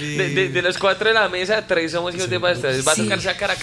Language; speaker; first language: Spanish; native; Spanish